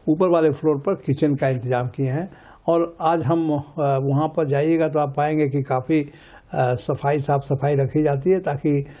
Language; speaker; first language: Hindi; native; Hindi